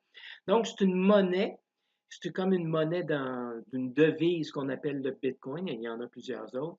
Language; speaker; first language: French; native; French